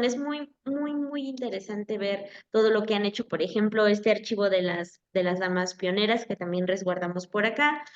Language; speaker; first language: Spanish; native; Spanish